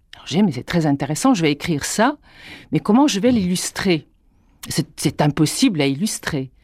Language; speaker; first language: French; non-native, fluent; Bulgarian